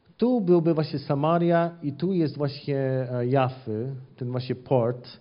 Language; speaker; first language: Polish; non-native, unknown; English